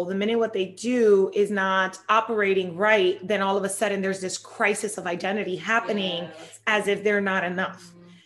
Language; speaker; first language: English; non-native, fluent; Spanish